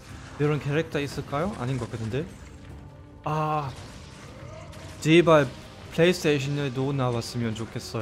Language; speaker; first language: Korean; non-native, fluent; German